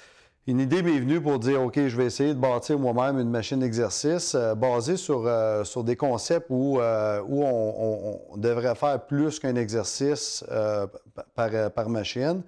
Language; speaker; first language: French; native; French